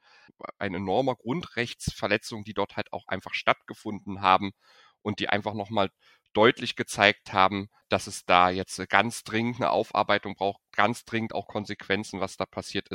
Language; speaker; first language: German; native; German